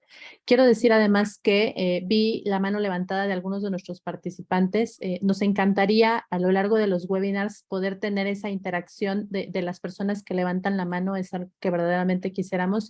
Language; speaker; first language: Spanish; native; Spanish